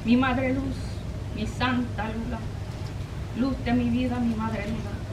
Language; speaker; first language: Spanish; early bilingual, heritage; Spanish